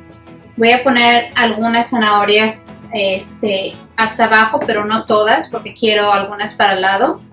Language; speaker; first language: Spanish; native; Spanish